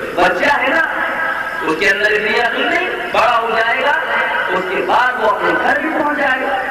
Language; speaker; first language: Urdu; native; Urdu